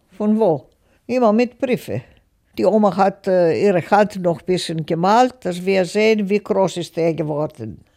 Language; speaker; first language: German; non-native, learner; Greek